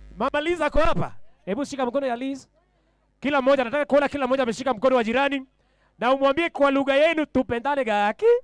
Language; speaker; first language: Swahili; non-native, local second language; Gusii